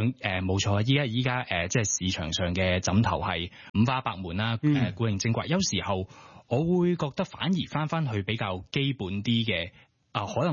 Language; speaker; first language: Cantonese; native; Cantonese